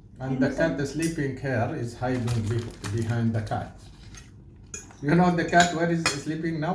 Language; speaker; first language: English; non-native, learner; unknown